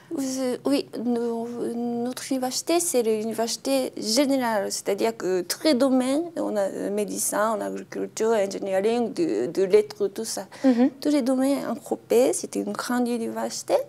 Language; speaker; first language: French; non-native, fluent; Japanese